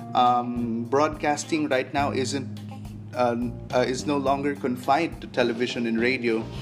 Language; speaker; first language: English; non-native, local second language; Cebuano